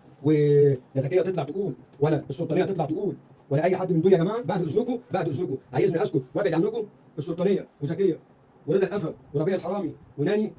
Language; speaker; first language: Arabic; native; Arabic